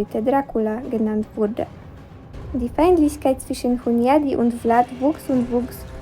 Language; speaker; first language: German; non-native, fluent; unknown